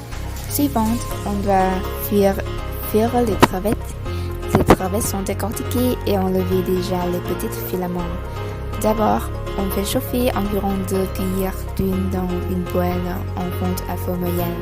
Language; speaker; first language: French; non-native, learner; Vietnamese